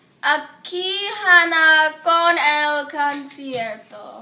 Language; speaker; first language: Spanish; non-native, learner; English